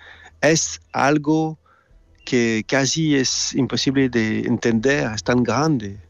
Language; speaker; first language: Spanish; non-native, fluent; French